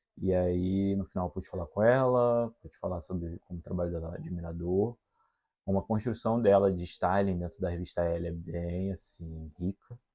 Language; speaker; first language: Portuguese; native; Portuguese